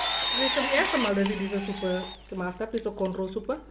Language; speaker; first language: German; non-native, learner; Indonesian